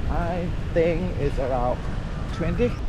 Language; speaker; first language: English; non-native, fluent; Thai